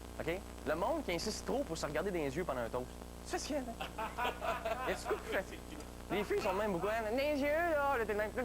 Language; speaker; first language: French; native; French